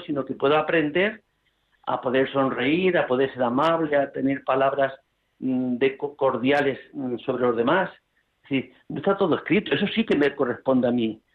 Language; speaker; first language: Spanish; native; Spanish